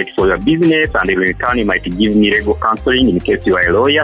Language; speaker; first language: English; non-native, local second language; Kinyarwanda